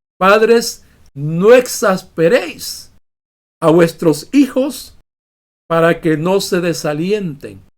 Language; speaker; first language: Spanish; native; Spanish